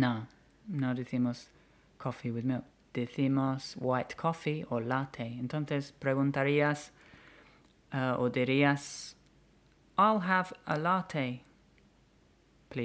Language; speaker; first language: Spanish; non-native, fluent; English